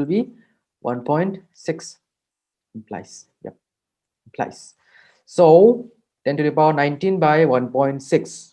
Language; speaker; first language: English; non-native, local second language; Hindi